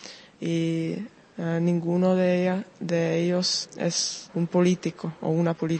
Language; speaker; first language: Spanish; non-native, fluent; Czech